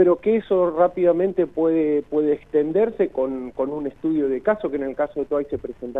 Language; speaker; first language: Spanish; native; Spanish